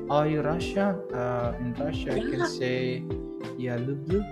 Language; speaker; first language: English; non-native, learner; Indonesian